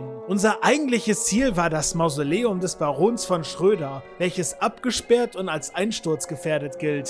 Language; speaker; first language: German; native; German